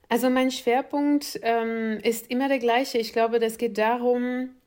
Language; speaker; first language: German; non-native, fluent; French